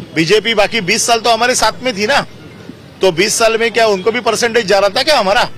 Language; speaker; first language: Hindi; non-native, local second language; Marathi